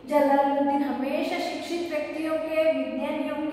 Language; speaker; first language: Hindi; non-native, local second language; Kannada